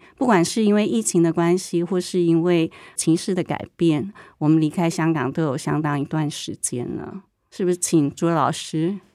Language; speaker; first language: Chinese; native; Chinese